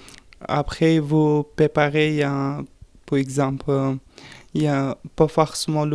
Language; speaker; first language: French; non-native, learner; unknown